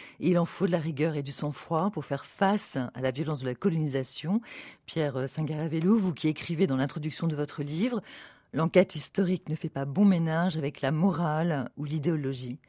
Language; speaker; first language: French; native; French